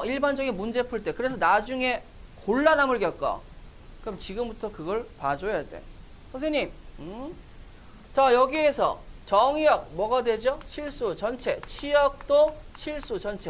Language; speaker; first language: Korean; native; Korean